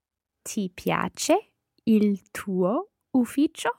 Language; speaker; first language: Italian; non-native, learner; English